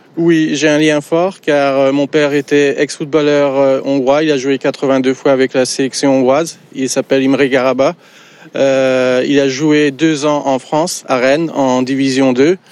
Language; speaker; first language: French; early bilingual, other home language; Hungarian